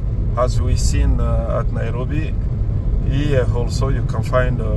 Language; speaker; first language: English; non-native, learner; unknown